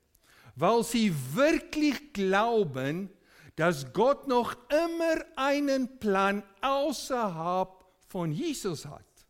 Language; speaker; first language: German; non-native, fluent; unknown